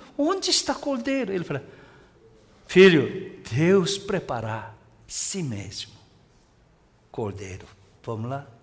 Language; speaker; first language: Portuguese; non-native, fluent; Korean